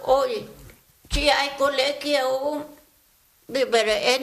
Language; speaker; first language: Spanish; non-native, learner; Vietnamese